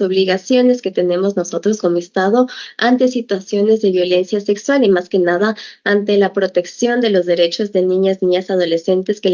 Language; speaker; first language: Spanish; native; Spanish